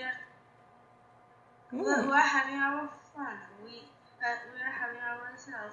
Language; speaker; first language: English; non-native, learner; Chinese